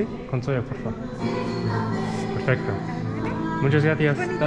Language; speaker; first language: Spanish; non-native, learner; English